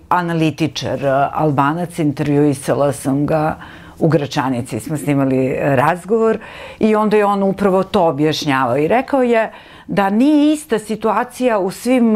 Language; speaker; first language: Serbian; native; Serbian